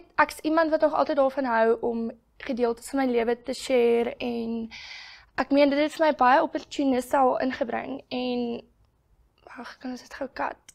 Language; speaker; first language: Afrikaans; native; Afrikaans